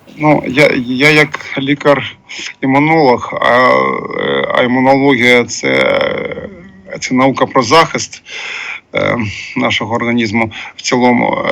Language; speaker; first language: Ukrainian; non-native, local second language; Russian